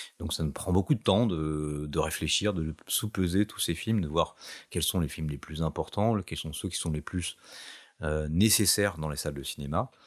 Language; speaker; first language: French; native; French